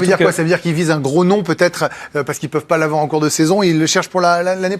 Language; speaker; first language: French; native; French